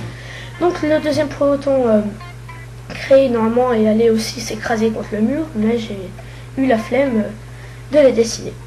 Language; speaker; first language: French; native; French